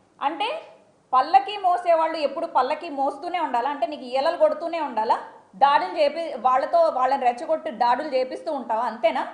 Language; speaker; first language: Telugu; native; Telugu